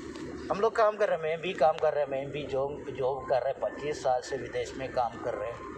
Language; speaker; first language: Hindi; non-native, local second language; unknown